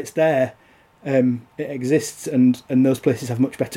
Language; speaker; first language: English; native; English